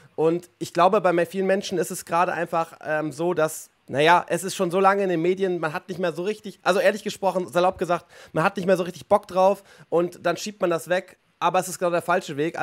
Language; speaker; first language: German; native; German